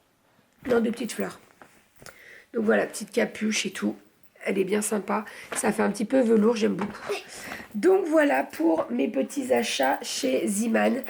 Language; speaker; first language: French; native; French